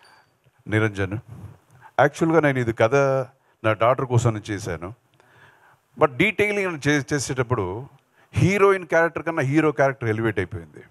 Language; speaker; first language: Telugu; non-native, local second language; Kannada